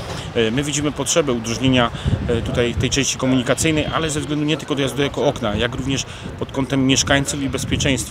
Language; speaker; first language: Polish; native; Polish